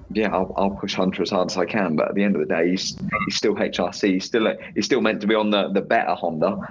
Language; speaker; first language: English; native; English